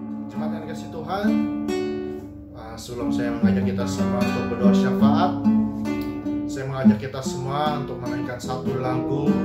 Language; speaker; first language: Indonesian; native; Indonesian